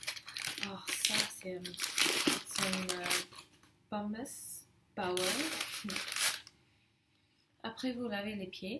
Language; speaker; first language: French; non-native, learner; English